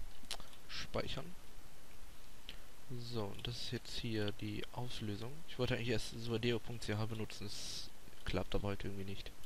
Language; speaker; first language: German; native; German